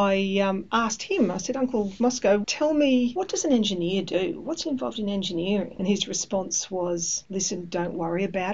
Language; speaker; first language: English; early bilingual, other home language; Greek